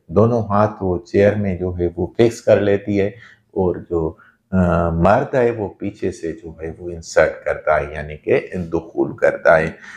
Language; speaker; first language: Urdu; non-native, local second language; Sindhi